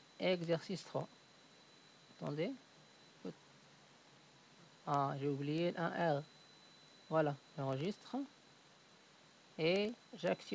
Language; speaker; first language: French; native; French